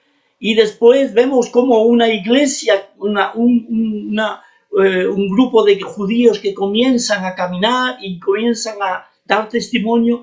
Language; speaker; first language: Spanish; native; Spanish